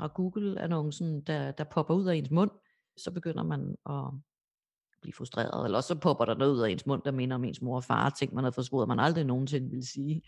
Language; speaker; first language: Danish; native; Danish